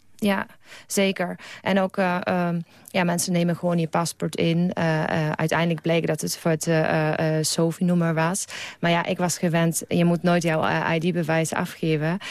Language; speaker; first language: Dutch; non-native, fluent; Polish